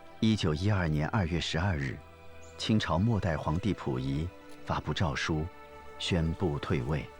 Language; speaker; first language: Chinese; native; Chinese